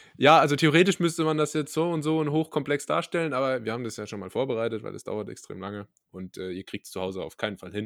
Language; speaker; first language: German; native; German